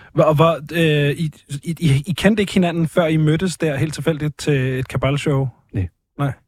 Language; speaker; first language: Danish; native; Danish